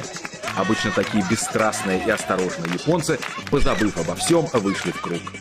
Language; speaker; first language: Russian; native; Russian